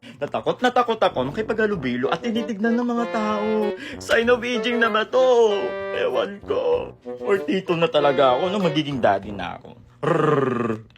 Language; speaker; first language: Filipino; non-native, local second language; Hiligaynon